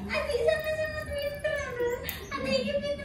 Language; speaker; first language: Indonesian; non-native, local second language; Javanese